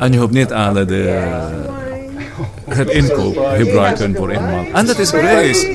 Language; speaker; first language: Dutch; non-native, learner; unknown